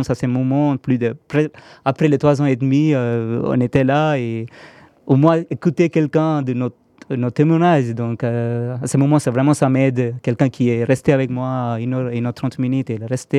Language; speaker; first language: French; non-native, fluent; Tamil